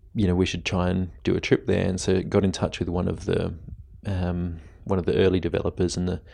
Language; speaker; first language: English; native; English